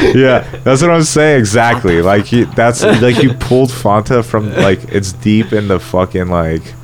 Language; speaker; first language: English; early bilingual, other home language; Polish